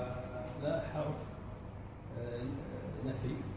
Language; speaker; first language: Arabic; native; Arabic